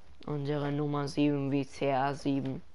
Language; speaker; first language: German; early bilingual, other home language; Persian